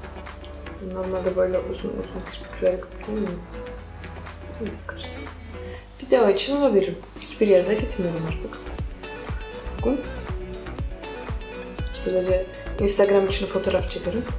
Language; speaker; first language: Turkish; non-native, fluent; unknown